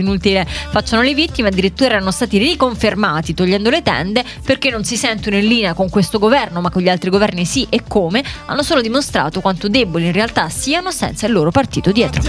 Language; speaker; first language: Italian; native; Italian